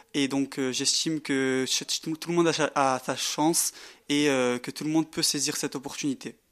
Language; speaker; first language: French; native; French